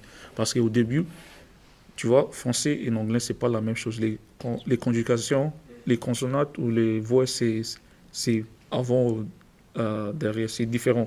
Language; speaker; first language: French; non-native, learner; English